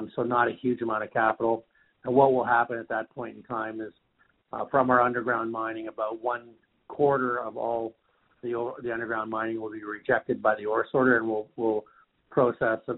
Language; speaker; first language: English; native; English